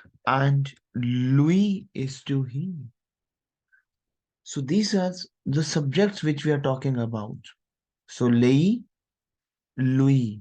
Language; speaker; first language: English; non-native, local second language; Hindi